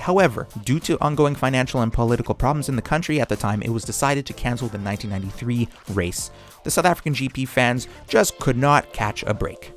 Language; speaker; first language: English; native; English